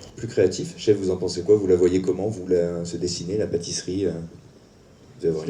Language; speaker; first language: French; native; French